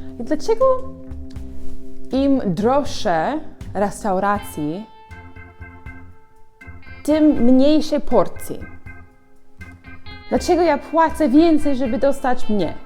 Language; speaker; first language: Polish; non-native, learner; English